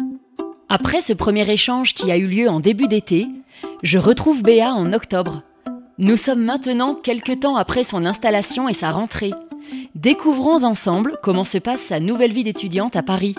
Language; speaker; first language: French; native; French